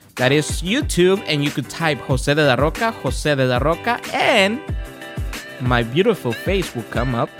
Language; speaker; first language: English; non-native, fluent; Spanish